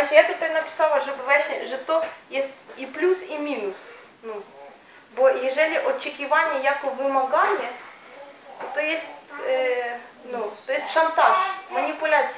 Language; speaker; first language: Polish; non-native, fluent; Ukrainian